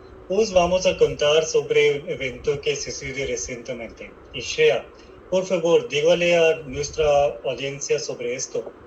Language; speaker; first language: Spanish; non-native, learner; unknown